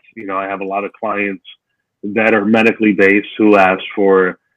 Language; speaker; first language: English; native; English